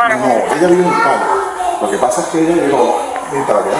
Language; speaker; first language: Spanish; native; Spanish